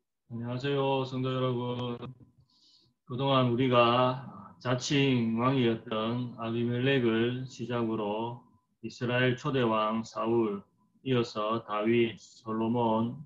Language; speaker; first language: Korean; native; Korean